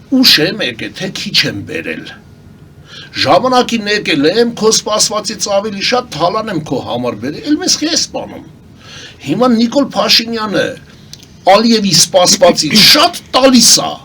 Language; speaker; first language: Armenian; non-native, local second language; Kurdish